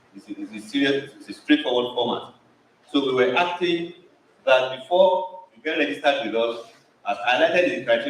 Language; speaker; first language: English; non-native, local second language; Yoruba